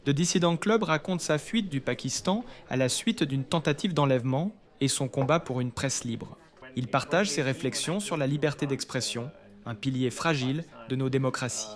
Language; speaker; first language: French; native; French